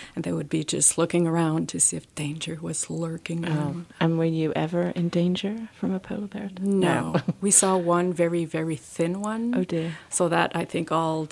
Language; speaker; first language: English; native; English